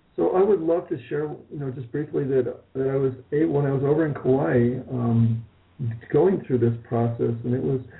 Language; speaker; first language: English; native; English